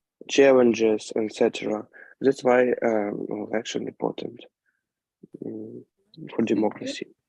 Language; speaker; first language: English; non-native, learner; Ukrainian